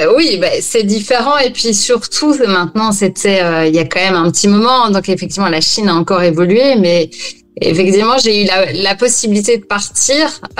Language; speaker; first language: French; native; French